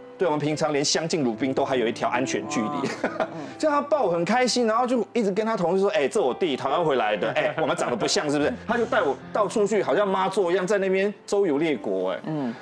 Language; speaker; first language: Chinese; native; Chinese